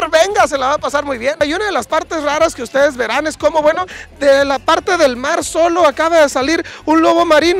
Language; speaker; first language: Spanish; native; Spanish